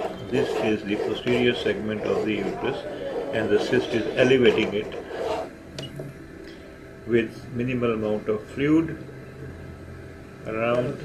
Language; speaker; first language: English; non-native, local second language; Punjabi